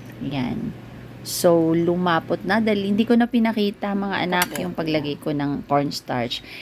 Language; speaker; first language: Filipino; non-native, local second language; Iloko